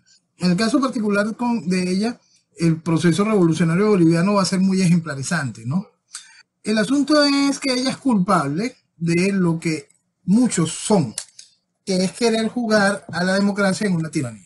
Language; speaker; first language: Spanish; native; Spanish